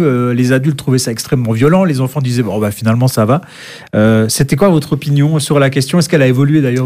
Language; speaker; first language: French; native; French